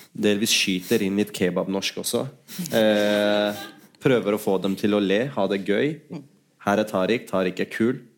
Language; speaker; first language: Norwegian; early bilingual, other home language; Urdu